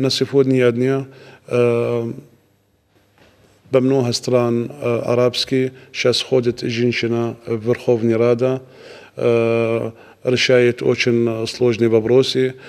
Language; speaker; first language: Russian; non-native, learner; Arabic